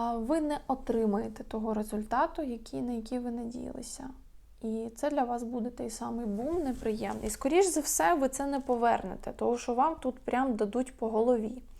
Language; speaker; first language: Ukrainian; non-native, local second language; Russian